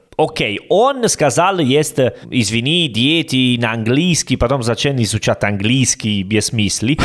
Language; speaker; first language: Russian; non-native, learner; Italian